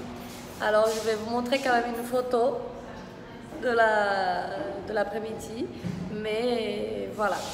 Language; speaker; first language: French; non-native, fluent; Portuguese